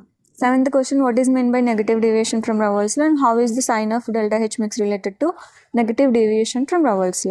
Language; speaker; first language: English; non-native, local second language; Telugu